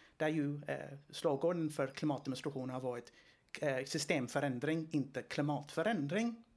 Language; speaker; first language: Swedish; non-native, fluent; Greek